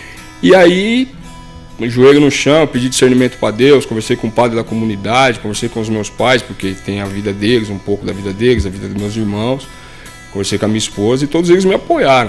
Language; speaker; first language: Portuguese; native; Portuguese